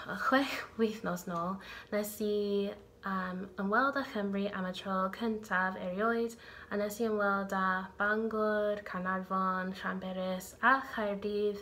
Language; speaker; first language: Welsh; non-native, learner; English